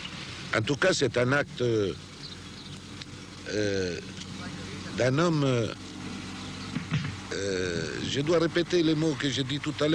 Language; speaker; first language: French; non-native, fluent; Greek